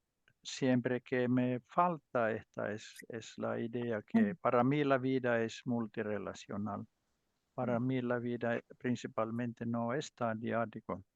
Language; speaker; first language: Spanish; non-native, learner; Finnish